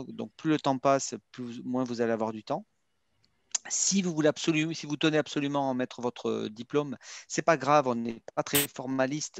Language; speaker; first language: French; native; French